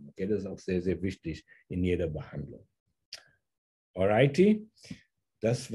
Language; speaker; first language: German; early bilingual, heritage; German